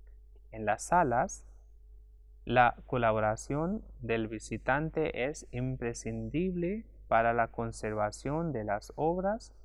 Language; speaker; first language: Spanish; non-native, fluent; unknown